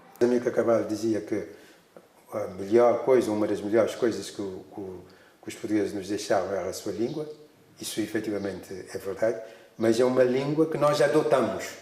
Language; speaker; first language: Portuguese; non-native, local second language; Kabuverdianu